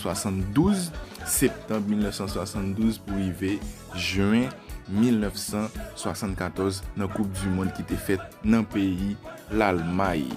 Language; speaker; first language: French; non-native, learner; Haitian Creole